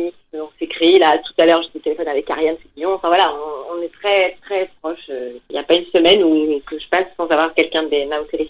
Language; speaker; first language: French; native; French